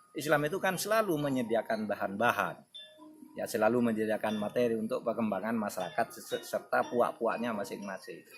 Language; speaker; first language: Indonesian; non-native, local second language; Madurese